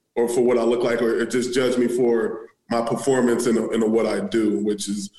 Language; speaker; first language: English; native; English